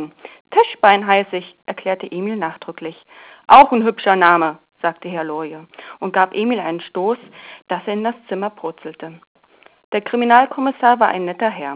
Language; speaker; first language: German; native; German